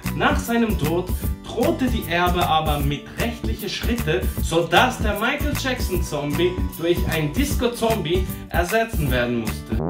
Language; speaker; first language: German; early bilingual, other home language; Portuguese